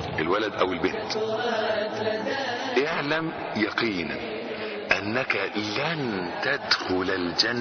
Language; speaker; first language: Arabic; native; Arabic